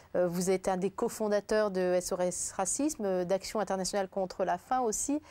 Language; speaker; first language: French; native; French